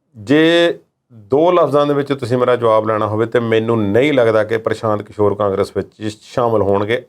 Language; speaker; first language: Punjabi; native; Punjabi